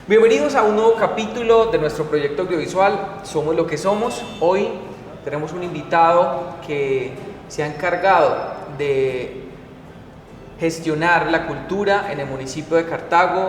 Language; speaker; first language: Spanish; native; Spanish